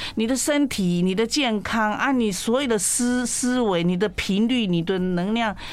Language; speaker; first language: Chinese; non-native, local second language; Min Nan Chinese